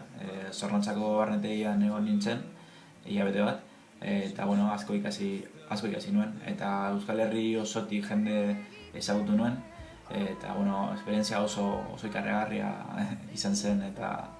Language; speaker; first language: Basque; non-native, learner; Spanish